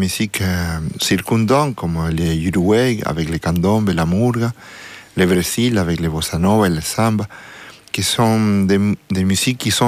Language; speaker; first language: French; non-native, learner; Spanish